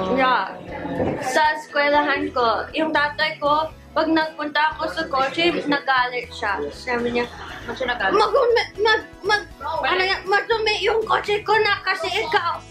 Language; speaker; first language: Filipino; early bilingual, heritage; English